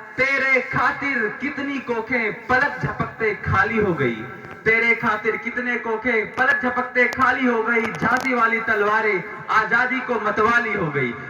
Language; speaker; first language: Hindi; native; Hindi